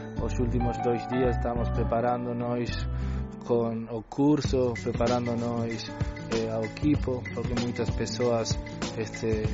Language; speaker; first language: Portuguese; non-native, learner; Spanish